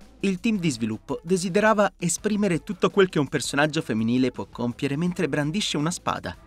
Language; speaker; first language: Italian; native; Italian